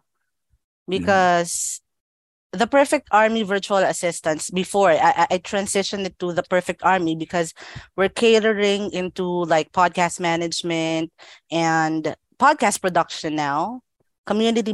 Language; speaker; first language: English; non-native, local second language; Filipino